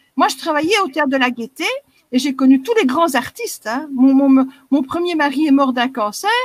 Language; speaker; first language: French; native; French